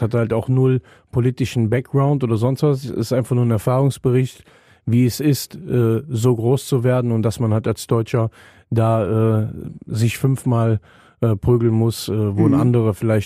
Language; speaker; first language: German; native; German